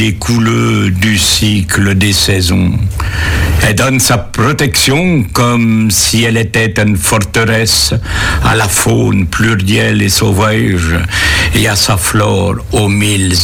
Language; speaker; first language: French; native; French